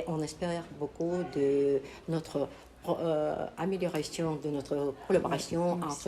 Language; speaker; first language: French; non-native, learner; Kazakh